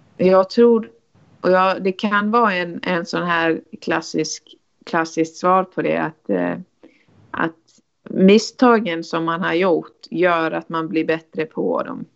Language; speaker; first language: Swedish; non-native, fluent; Icelandic